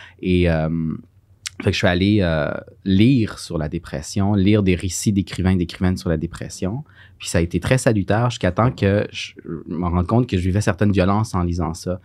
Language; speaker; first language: French; early bilingual, other home language; Spanish